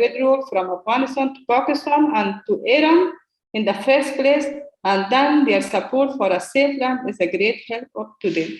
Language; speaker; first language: English; non-native, learner; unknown